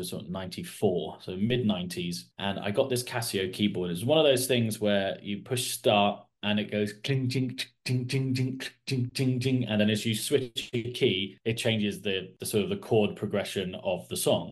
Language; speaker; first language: English; native; English